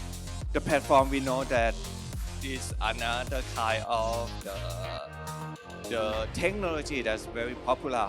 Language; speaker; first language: English; non-native, learner; Thai